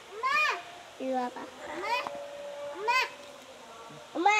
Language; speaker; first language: Korean; early bilingual, heritage; Korean